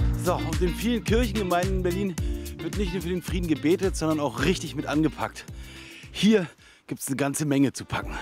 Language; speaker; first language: German; native; German